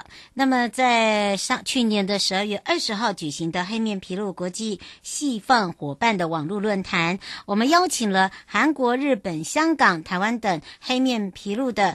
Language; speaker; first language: Chinese; native; Chinese